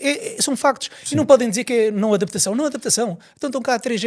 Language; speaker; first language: Portuguese; native; Portuguese